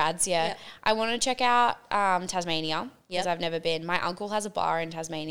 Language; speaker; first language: English; native; English